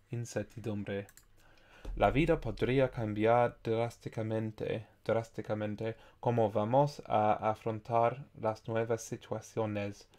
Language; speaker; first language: Spanish; non-native, learner; English